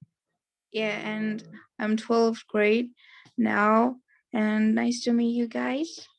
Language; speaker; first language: English; non-native, learner; Mongolian